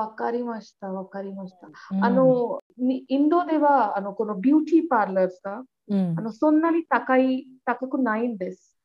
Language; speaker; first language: Japanese; non-native, learner; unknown